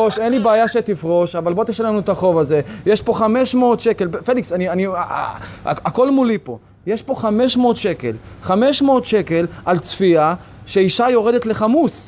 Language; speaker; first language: Hebrew; native; Hebrew